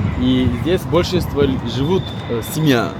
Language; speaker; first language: Russian; non-native, fluent; Turkish